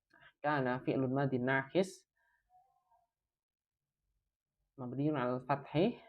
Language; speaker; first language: Arabic; non-native, fluent; Indonesian